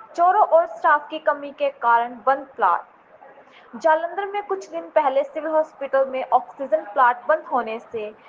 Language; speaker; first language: Hindi; non-native, local second language; Punjabi